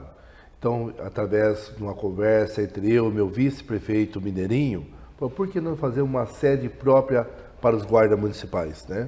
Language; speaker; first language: Portuguese; native; Portuguese